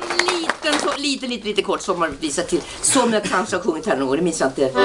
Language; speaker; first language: Swedish; native; Swedish